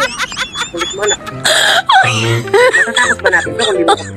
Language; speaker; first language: Filipino; non-native, local second language; Waray